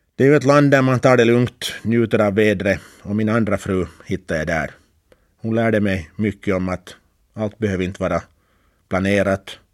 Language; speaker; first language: Swedish; native; Swedish